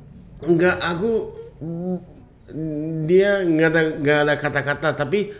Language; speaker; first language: Indonesian; non-native, learner; Japanese